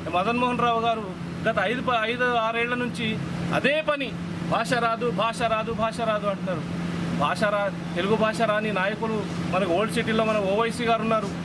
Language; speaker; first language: Telugu; native; Telugu